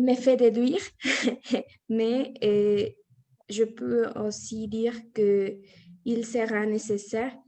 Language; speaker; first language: French; non-native, learner; Spanish